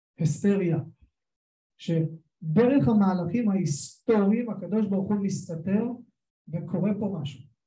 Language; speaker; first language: Hebrew; native; Hebrew